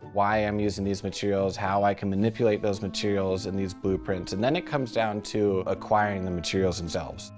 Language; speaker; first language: English; native; English